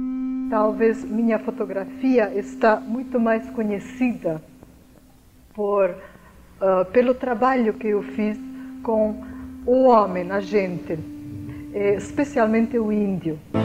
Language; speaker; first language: Portuguese; non-native, fluent; Hungarian